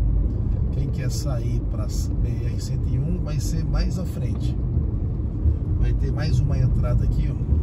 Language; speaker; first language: Portuguese; native; Portuguese